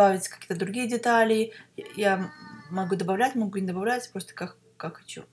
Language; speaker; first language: Russian; early bilingual, heritage; Russian